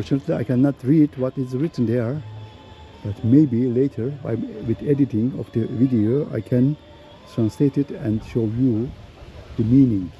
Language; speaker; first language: English; non-native, learner; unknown